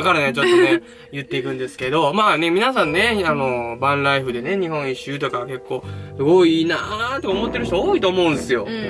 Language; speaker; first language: Japanese; native; Japanese